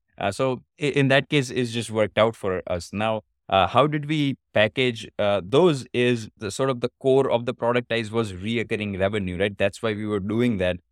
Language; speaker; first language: English; non-native, local second language; Gujarati